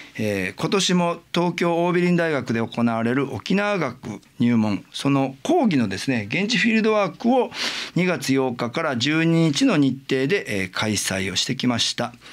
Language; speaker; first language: Japanese; native; Japanese